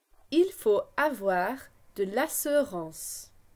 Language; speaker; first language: French; non-native, fluent; English